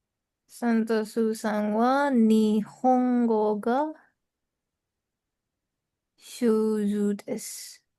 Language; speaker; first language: Japanese; non-native, learner; Indonesian